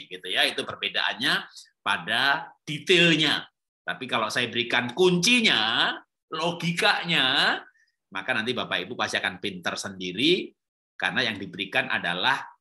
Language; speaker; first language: Indonesian; native; Indonesian